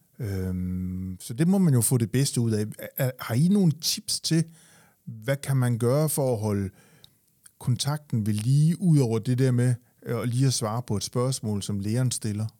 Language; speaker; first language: Danish; native; Danish